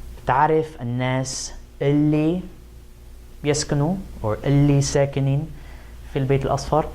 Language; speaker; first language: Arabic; non-native, fluent; English